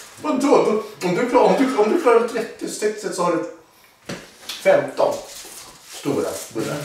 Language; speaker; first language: Swedish; native; Swedish